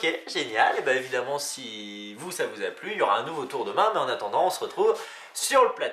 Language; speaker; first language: French; native; French